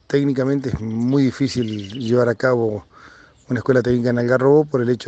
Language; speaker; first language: Spanish; native; Spanish